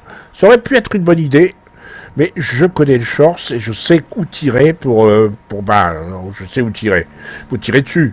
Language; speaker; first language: French; native; French